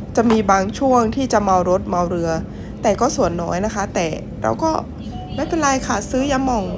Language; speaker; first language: Thai; non-native, local second language; Northern Khmer